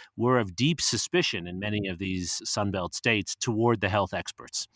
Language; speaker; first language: English; native; English